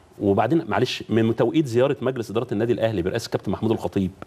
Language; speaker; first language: Arabic; native; Arabic